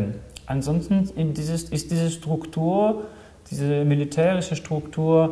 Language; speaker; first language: German; non-native, fluent; Greek